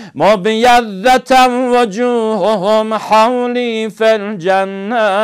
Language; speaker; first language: Arabic; non-native, fluent; Persian